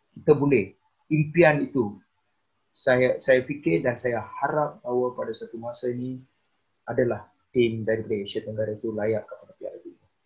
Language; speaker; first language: Malay; non-native, local second language; Tamil